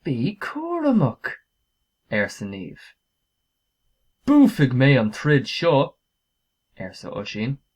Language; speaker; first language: Irish; non-native, local second language; English